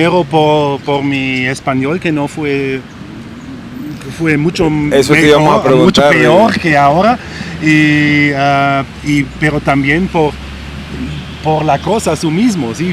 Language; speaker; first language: Spanish; non-native, learner; German